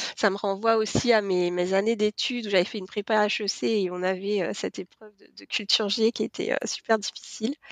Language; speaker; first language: French; native; French